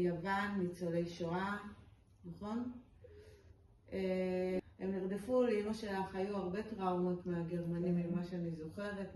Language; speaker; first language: Hebrew; native; Hebrew